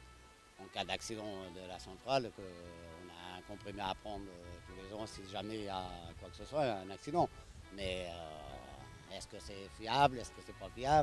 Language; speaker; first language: French; native; French